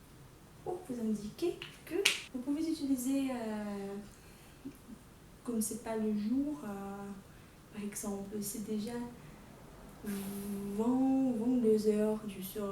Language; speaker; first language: French; non-native, fluent; Portuguese